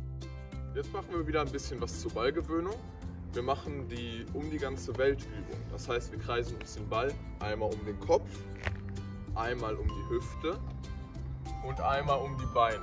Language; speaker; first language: German; native; German